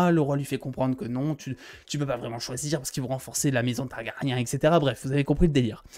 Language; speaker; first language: French; native; French